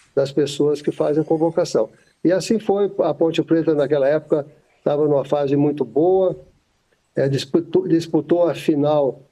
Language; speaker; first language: Portuguese; native; Portuguese